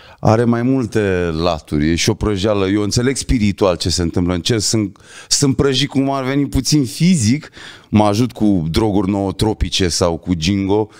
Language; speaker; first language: Romanian; native; Romanian